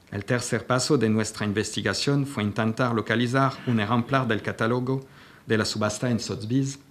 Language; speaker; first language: Spanish; non-native, fluent; French